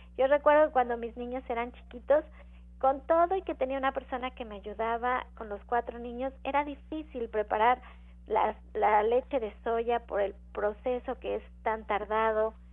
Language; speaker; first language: Spanish; native; Spanish